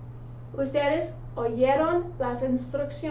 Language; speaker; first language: Spanish; non-native, fluent; English